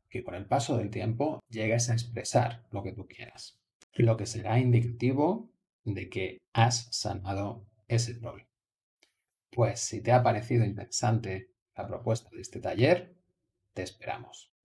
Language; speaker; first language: Spanish; native; Spanish